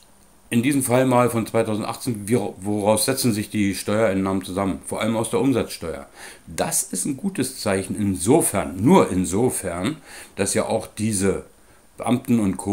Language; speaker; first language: German; native; German